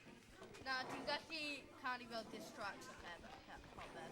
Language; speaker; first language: Welsh; non-native, local second language; English